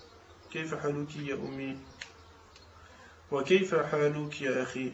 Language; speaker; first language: Arabic; non-native, learner; French